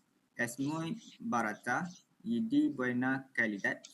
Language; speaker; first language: Spanish; non-native, learner; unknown